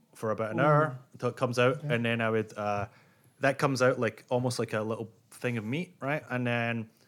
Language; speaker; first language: English; native; English